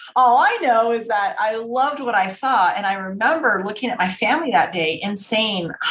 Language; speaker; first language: English; native; English